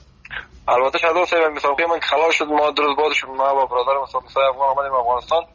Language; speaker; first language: Persian; native; Persian